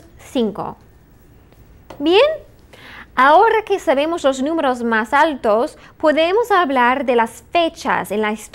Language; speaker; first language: Spanish; non-native, fluent; English